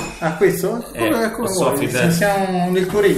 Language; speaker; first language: Italian; native; Italian